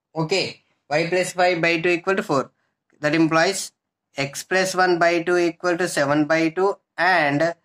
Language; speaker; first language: English; non-native, local second language; Telugu